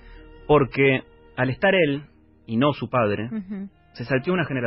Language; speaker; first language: Spanish; native; Spanish